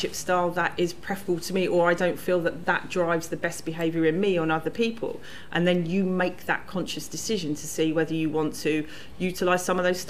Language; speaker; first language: English; native; English